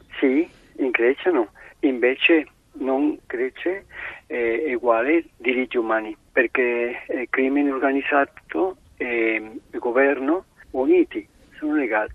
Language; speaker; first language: Italian; non-native, learner; Spanish